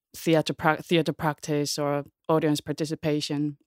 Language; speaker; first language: English; non-native, fluent; Korean